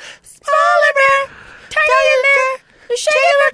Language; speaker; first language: English; native; English